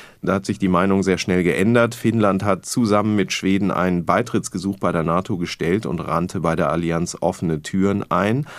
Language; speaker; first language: German; native; German